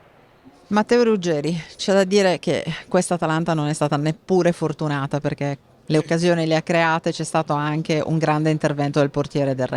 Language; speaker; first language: Italian; native; Italian